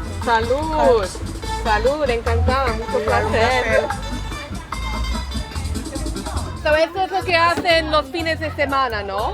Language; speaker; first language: Spanish; non-native, learner; English